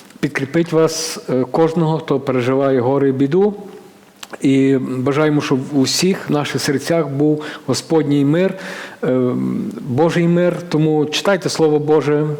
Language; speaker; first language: Ukrainian; native; Ukrainian